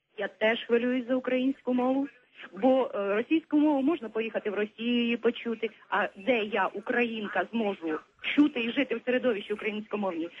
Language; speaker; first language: Ukrainian; native; Ukrainian